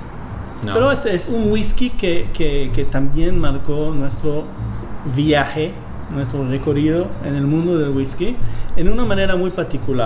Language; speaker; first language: Spanish; non-native, fluent; English